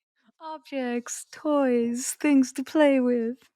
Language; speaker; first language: English; native; English